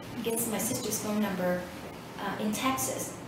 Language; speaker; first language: English; early bilingual, other home language; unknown